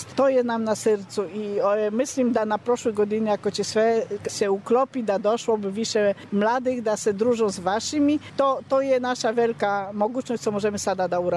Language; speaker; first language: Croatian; non-native, learner; Polish